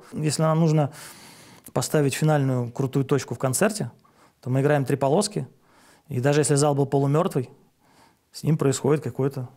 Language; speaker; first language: Russian; native; Russian